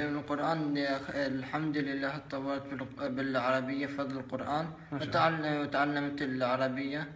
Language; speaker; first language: Arabic; early bilingual, other home language; Somali